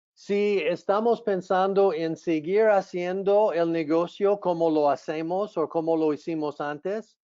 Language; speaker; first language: Spanish; non-native, fluent; English